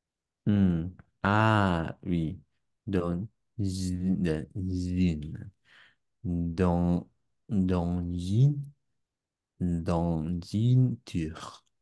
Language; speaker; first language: French; non-native, learner; English